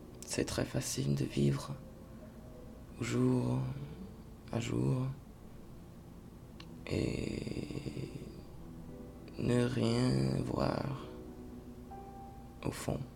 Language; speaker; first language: French; non-native, fluent; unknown